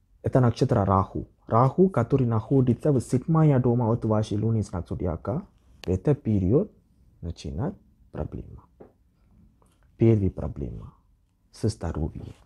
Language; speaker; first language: Russian; non-native, learner; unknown